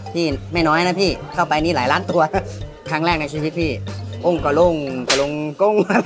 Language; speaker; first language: Thai; native; Thai